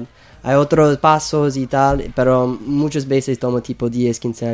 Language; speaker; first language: Spanish; non-native, fluent; English